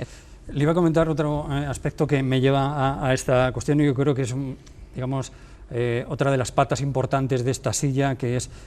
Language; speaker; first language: Spanish; native; Spanish